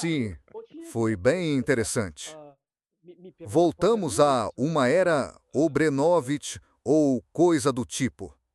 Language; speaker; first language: Portuguese; non-native, fluent; Serbian